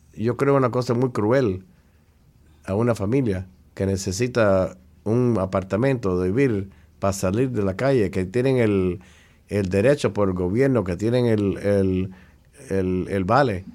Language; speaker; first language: Spanish; early bilingual, heritage; Spanish